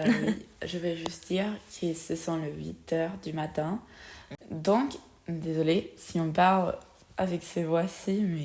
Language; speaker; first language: French; non-native, fluent; Spanish